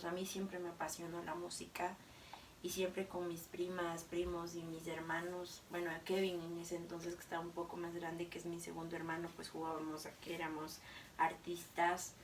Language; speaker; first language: Spanish; native; Spanish